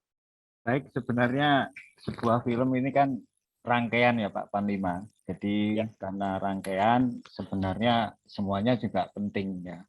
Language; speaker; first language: Indonesian; native; Indonesian